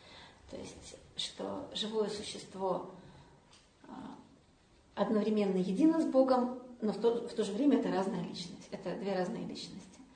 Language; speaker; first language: Russian; native; Russian